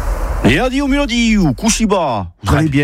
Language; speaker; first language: French; native; French